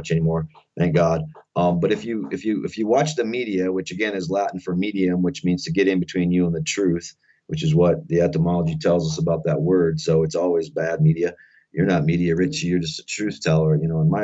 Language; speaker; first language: English; native; English